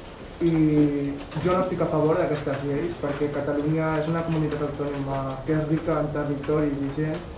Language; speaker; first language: Catalan; native; Catalan